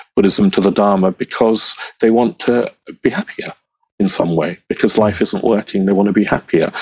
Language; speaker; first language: English; native; English